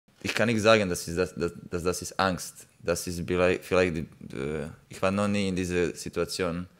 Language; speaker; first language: German; non-native, learner; Croatian